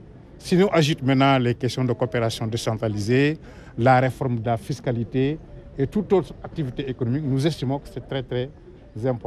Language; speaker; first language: French; non-native, local second language; Wolof